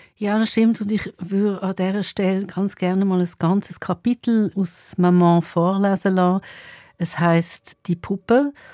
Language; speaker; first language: German; native; German